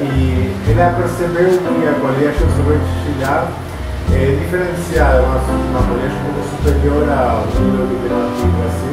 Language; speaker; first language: Portuguese; non-native, fluent; Spanish